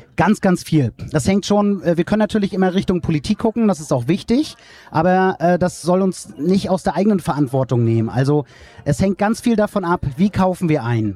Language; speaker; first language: German; native; German